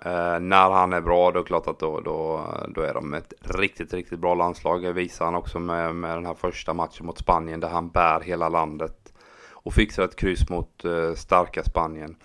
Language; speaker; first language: Swedish; native; Swedish